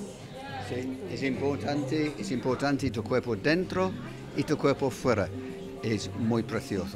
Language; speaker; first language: Spanish; non-native, learner; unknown